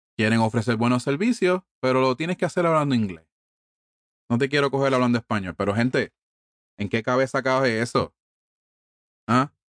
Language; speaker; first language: Spanish; early bilingual, heritage; Spanish